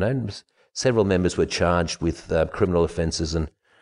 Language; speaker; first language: English; non-native, fluent; German